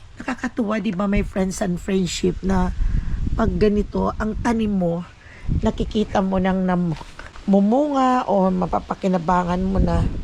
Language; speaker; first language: Filipino; native; Filipino